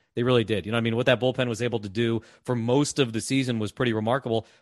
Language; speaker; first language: English; native; English